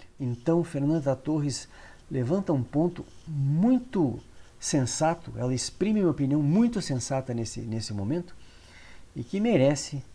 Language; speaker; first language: Portuguese; native; Portuguese